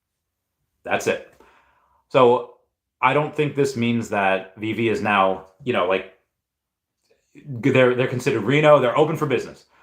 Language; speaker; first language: English; native; English